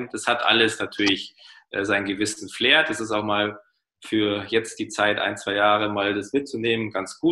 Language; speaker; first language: German; native; German